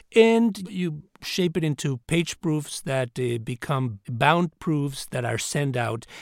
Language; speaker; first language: English; non-native, fluent; Spanish